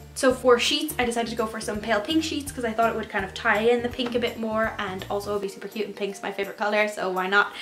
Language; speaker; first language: English; native; English